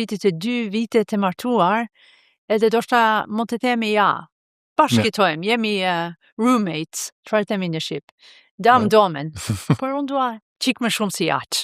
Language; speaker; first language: Albanian; non-native, fluent; Norwegian